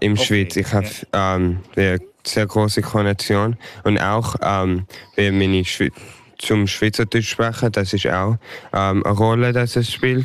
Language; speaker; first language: German; early bilingual, heritage; English